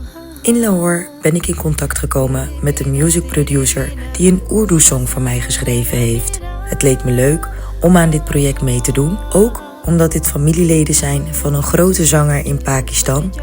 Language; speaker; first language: Dutch; early bilingual, other home language; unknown